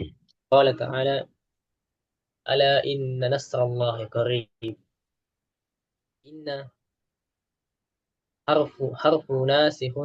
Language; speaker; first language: Arabic; non-native, learner; Indonesian